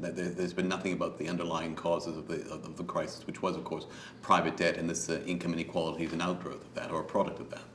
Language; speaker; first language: English; native; English